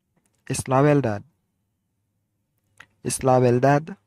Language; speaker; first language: Spanish; non-native, learner; Haitian Creole